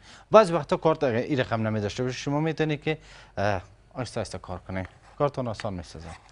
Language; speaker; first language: Persian; native; Persian